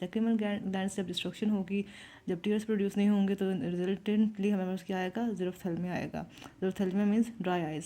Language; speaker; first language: Hindi; native; Hindi